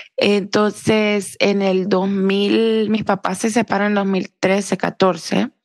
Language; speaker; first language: Spanish; native; Spanish